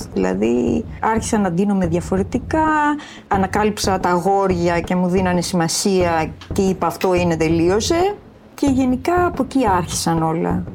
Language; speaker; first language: Greek; native; Greek